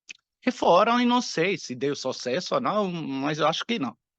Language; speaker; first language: Portuguese; non-native, fluent; Arabic